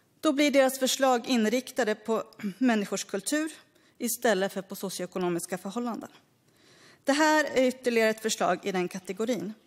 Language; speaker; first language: Swedish; early bilingual, other home language; Greek